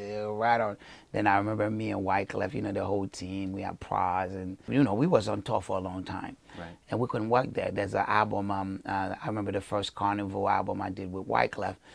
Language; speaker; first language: English; early bilingual, other home language; Haitian Creole